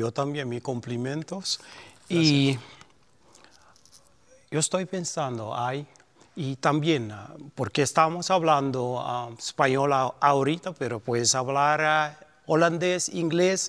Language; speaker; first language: Spanish; non-native, fluent; Papiamento